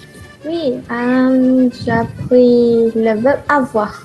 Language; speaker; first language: French; non-native, learner; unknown